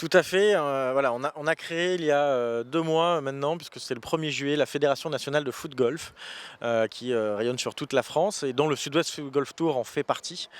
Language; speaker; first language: French; native; French